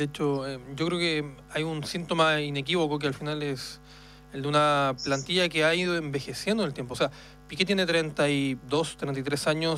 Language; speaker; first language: Spanish; native; Spanish